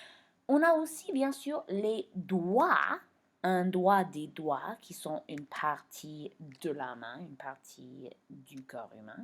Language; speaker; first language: French; non-native, fluent; English